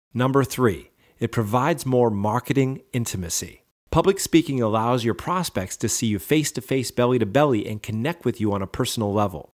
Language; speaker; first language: English; native; English